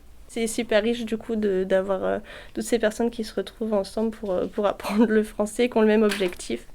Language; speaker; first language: French; native; French